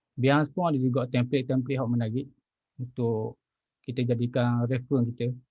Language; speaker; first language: Malay; native; Malay